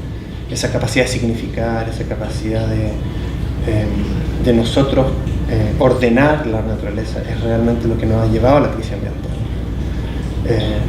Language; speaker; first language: Spanish; native; Spanish